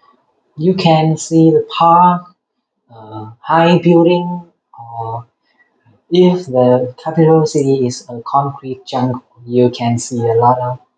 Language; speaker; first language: English; non-native, learner; Vietnamese